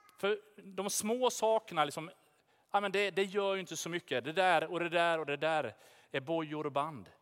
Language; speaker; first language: Swedish; native; Swedish